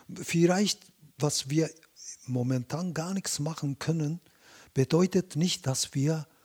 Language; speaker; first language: German; non-native, fluent; Japanese